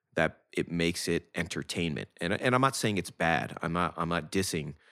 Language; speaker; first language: English; native; English